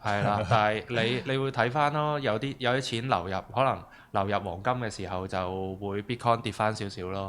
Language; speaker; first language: Cantonese; native; Cantonese